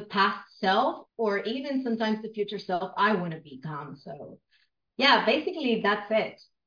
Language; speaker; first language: English; non-native, fluent; Spanish